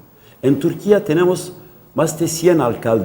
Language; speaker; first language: Spanish; non-native, local second language; Kurdish